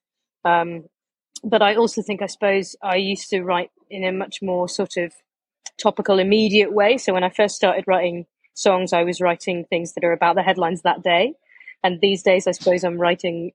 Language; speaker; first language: English; native; English